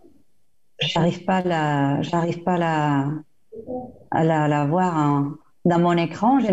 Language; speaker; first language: French; non-native, fluent; Spanish